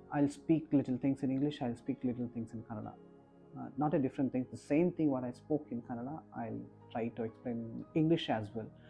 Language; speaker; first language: English; non-native, local second language; Kannada